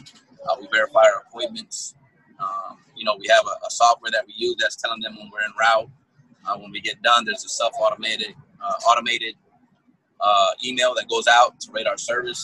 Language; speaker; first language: English; native; English